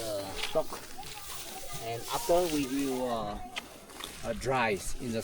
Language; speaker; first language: English; non-native, learner; Vietnamese